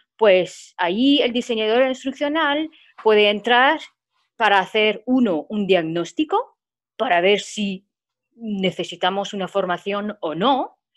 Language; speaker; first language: Spanish; non-native, fluent; French